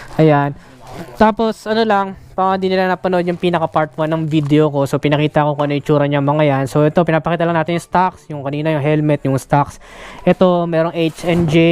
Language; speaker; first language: Filipino; native; Filipino